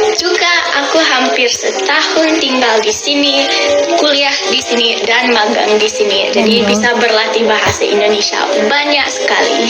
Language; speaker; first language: Indonesian; non-native, fluent; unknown